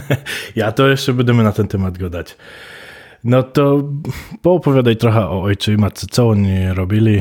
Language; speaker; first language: Polish; early bilingual, heritage; Polish